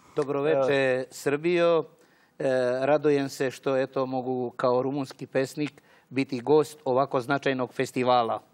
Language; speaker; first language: Croatian; early bilingual, heritage; Serbian